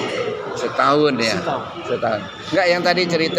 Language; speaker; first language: Indonesian; native; Indonesian